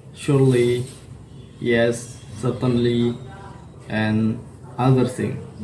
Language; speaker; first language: English; non-native, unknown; Indonesian